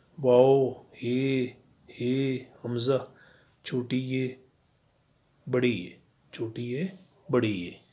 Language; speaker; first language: Urdu; native; Urdu